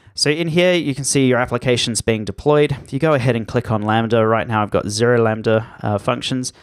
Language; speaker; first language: English; native; English